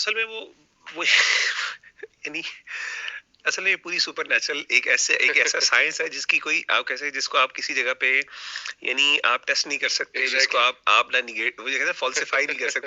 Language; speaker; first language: Urdu; native; Urdu